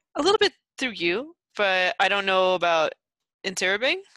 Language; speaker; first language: English; native; English